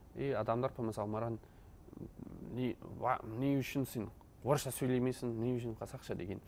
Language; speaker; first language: Kazakh; non-native, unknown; Dutch